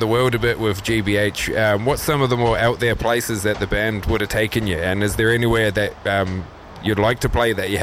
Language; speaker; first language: English; native; English